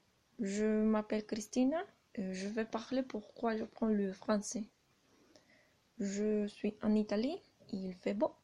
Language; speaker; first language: French; non-native, learner; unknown